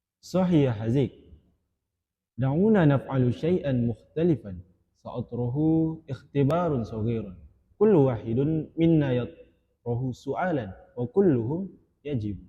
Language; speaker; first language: Arabic; non-native, learner; Indonesian